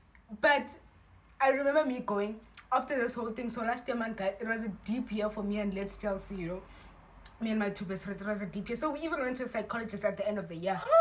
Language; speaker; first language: English; non-native, local second language; Xhosa